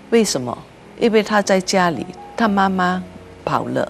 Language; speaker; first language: Chinese; early bilingual, heritage; Chinese